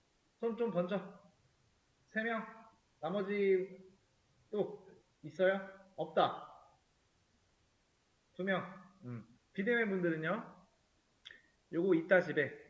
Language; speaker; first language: Korean; native; Korean